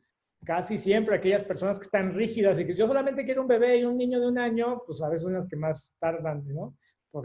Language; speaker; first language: Spanish; native; Spanish